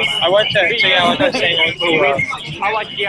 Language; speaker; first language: English; non-native, learner; Japanese